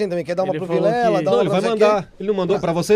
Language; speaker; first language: Portuguese; native; Portuguese